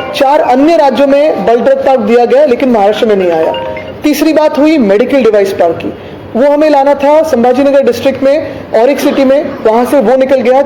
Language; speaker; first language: Hindi; non-native, local second language; Marathi